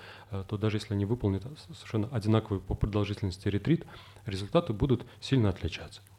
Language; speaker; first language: Russian; native; Russian